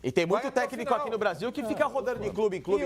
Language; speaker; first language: Portuguese; native; Portuguese